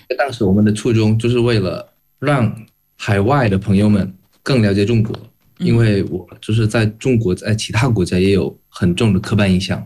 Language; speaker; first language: Chinese; non-native, fluent; Indonesian